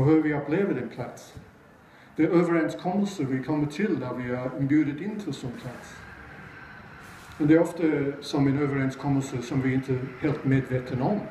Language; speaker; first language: Swedish; non-native, fluent; English